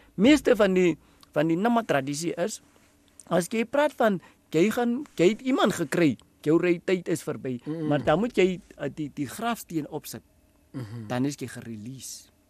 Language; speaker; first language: Afrikaans; non-native, local second language; Tswana